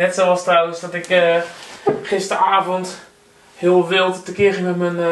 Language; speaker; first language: Dutch; native; Dutch